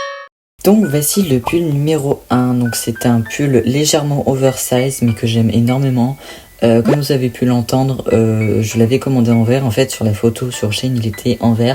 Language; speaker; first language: French; native; French